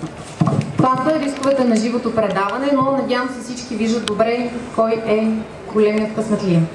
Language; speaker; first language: Bulgarian; native; Bulgarian